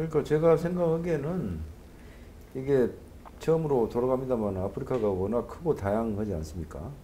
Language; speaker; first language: Korean; native; Korean